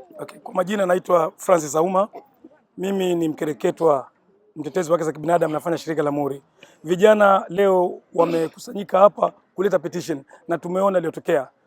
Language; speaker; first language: Swahili; native; Swahili